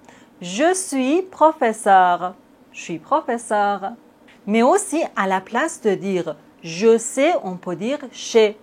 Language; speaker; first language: French; native; French